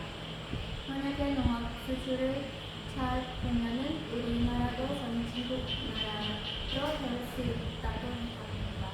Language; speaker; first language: Korean; non-native, fluent; Khmer